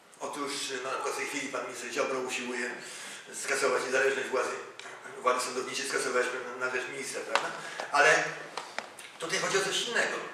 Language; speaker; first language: Polish; native; Polish